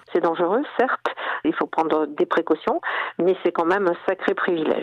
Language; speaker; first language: French; native; French